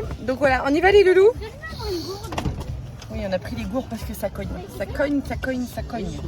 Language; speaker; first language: French; native; French